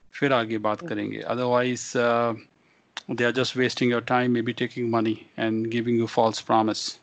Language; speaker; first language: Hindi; non-native, local second language; Punjabi